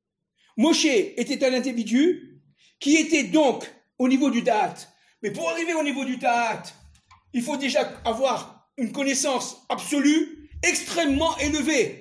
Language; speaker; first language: French; native; French